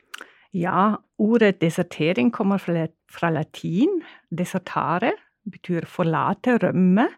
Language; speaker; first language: Norwegian; non-native, fluent; German